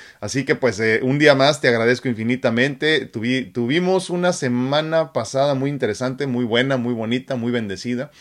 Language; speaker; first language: Spanish; native; Spanish